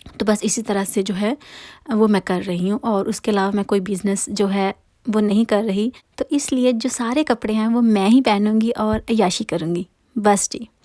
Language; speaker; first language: Urdu; non-native, local second language; Punjabi